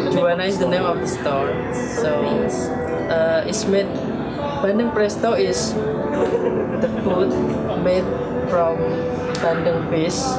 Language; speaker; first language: English; non-native, learner; Indonesian